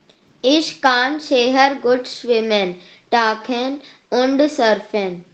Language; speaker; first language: German; non-native, learner; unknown